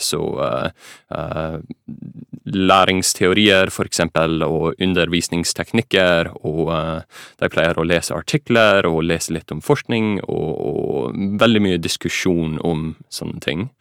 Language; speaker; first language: Norwegian; non-native, fluent; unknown